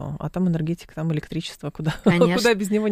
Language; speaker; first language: Russian; native; Russian